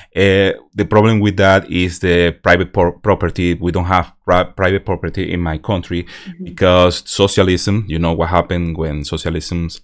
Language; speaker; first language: English; non-native, learner; Spanish